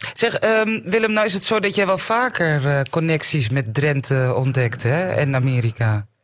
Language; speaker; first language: Dutch; native; Dutch